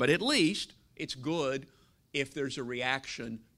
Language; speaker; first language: English; native; English